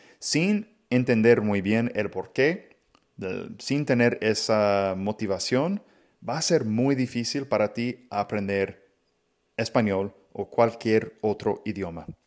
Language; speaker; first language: Spanish; non-native, fluent; English